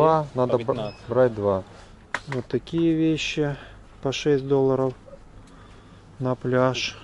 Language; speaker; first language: Russian; native; Russian